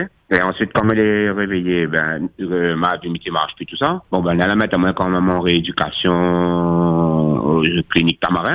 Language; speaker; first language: French; non-native, local second language; Réunion Creole French